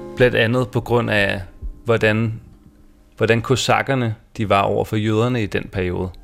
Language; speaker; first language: Danish; native; Danish